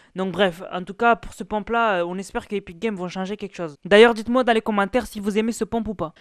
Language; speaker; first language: French; native; French